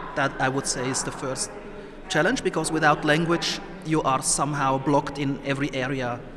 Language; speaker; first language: English; non-native, fluent; Somali